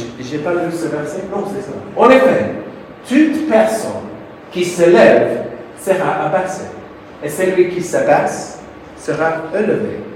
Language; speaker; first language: French; non-native, fluent; English